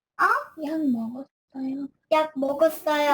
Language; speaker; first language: Korean; non-native, learner; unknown